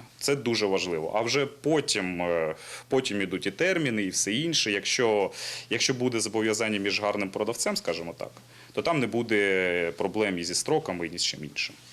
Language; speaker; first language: Ukrainian; native; Ukrainian